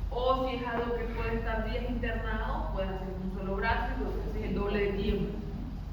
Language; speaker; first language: Spanish; native; Spanish